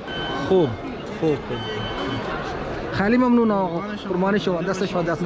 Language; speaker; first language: Persian; non-native, learner; Urdu